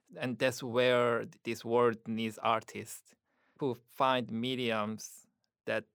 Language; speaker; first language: English; non-native, fluent; Korean